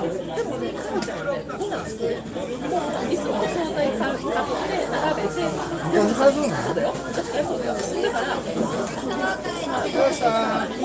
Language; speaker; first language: Japanese; native; Japanese